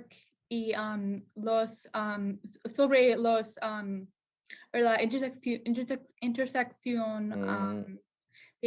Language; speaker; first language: Spanish; non-native, learner; English